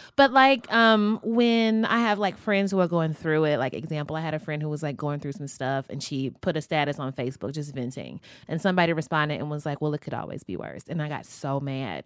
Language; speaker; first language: English; native; English